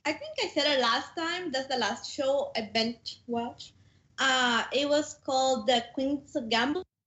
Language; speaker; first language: English; non-native, fluent; Spanish